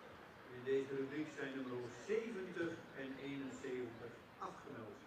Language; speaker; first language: Dutch; native; Dutch